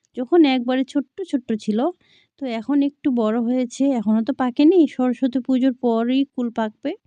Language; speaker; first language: Bangla; native; Bangla